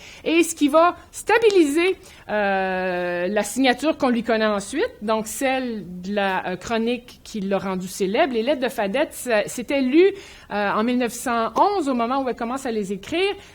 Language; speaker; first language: French; native; French